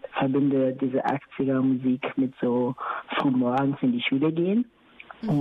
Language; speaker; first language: German; non-native, fluent; Swahili